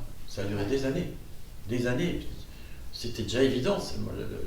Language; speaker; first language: French; native; French